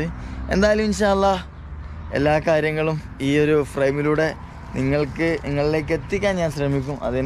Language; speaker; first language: Malayalam; native; Malayalam